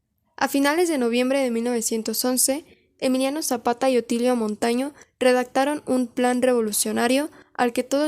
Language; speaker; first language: Spanish; native; Spanish